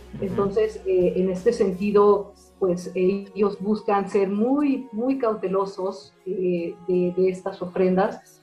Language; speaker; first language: Spanish; native; Spanish